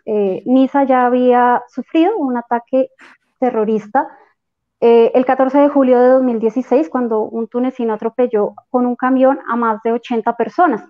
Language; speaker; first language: Spanish; native; Spanish